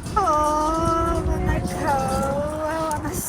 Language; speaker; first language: Japanese; non-native, fluent; Hindi